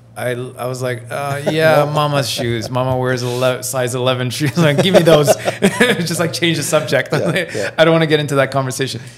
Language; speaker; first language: English; non-native, fluent; French